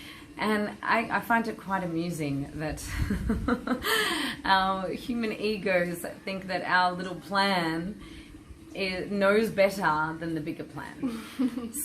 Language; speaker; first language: English; native; English